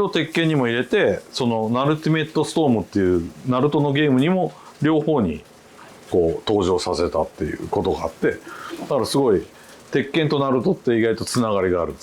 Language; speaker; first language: Japanese; native; Japanese